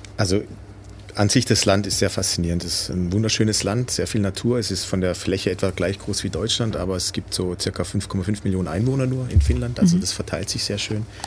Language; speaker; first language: German; native; German